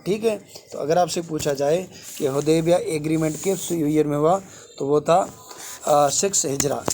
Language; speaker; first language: Urdu; non-native, local second language; Sindhi